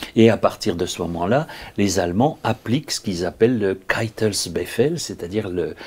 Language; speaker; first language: French; native; French